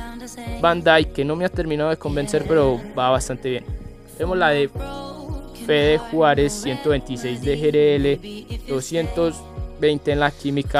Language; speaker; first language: Spanish; native; Spanish